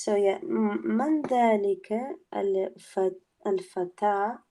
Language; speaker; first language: Arabic; non-native, learner; English